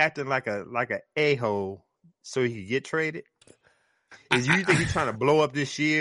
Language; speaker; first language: English; native; English